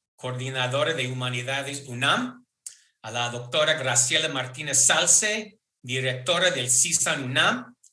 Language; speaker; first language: Spanish; non-native, fluent; English